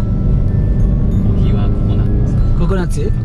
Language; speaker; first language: Japanese; non-native, fluent; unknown